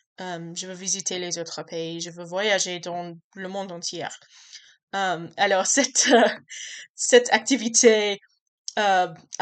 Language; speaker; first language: French; non-native, learner; English